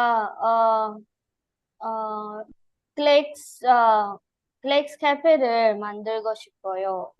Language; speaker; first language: Korean; non-native, learner; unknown